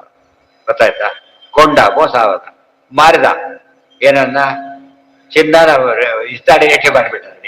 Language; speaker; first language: Kannada; native; Kannada